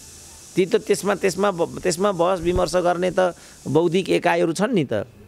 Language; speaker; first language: Nepali; native; Nepali